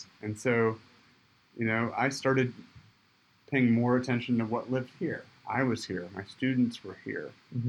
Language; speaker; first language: English; native; English